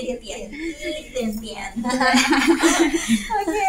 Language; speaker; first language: Chinese; non-native, learner; Thai